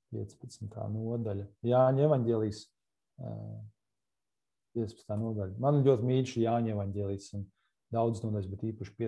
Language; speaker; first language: Latvian; native; Latvian